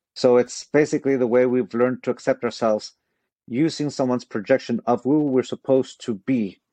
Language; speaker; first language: English; native; English